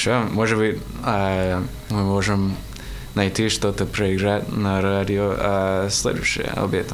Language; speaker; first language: Russian; non-native, learner; English